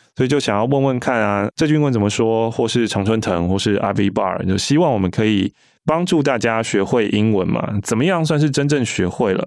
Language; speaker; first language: Chinese; native; Chinese